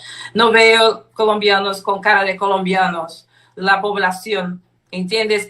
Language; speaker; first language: Spanish; non-native, fluent; Portuguese